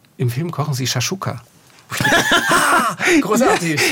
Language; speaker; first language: German; native; German